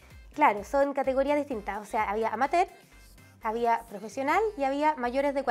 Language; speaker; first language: Spanish; native; Spanish